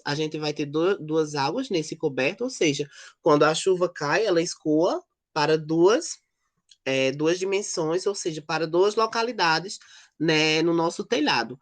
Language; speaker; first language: Portuguese; native; Portuguese